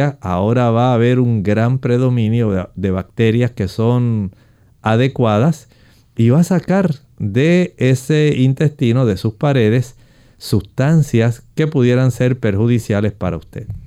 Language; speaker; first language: Spanish; native; Spanish